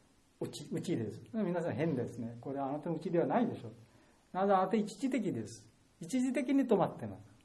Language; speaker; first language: Japanese; non-native, learner; Bangla